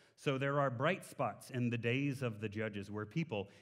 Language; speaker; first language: English; native; English